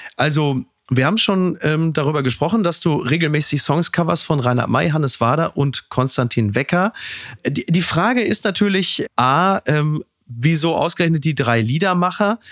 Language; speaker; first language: German; native; German